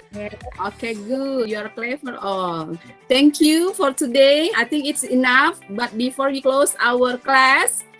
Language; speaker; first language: English; non-native, learner; Indonesian